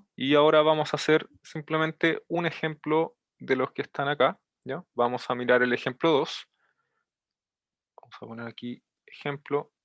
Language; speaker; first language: Spanish; native; Spanish